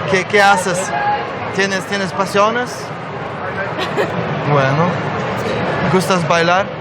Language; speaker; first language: Spanish; non-native, learner; Polish